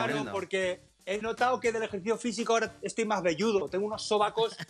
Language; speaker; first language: Spanish; native; Spanish